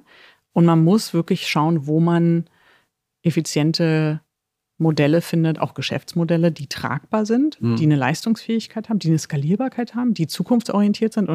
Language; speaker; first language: German; native; German